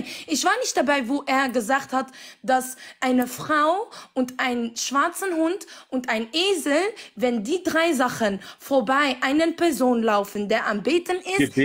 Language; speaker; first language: German; non-native, fluent; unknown